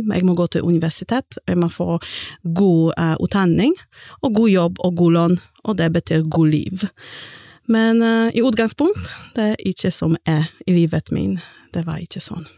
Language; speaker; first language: Norwegian; non-native, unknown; Polish